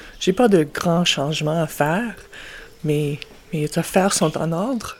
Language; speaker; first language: French; non-native, local second language; English